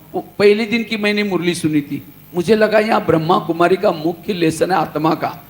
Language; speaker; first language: Hindi; non-native, local second language; Marathi